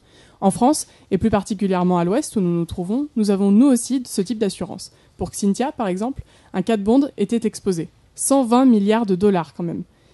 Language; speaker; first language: French; native; French